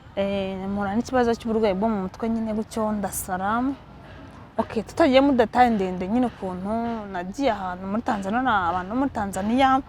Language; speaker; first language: Kinyarwanda; early bilingual, heritage; Kinyarwanda